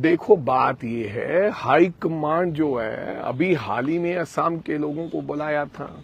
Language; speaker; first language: Hindi; non-native, local second language; Punjabi